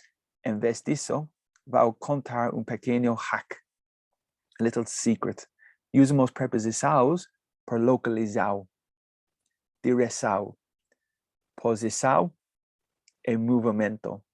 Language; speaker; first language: Portuguese; non-native, learner; English